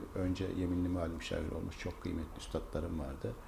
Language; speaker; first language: Turkish; native; Turkish